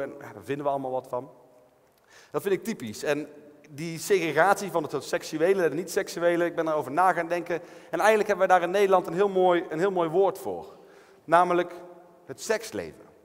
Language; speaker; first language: Dutch; native; Dutch